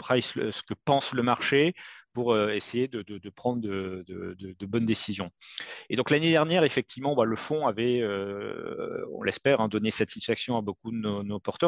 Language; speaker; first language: French; native; French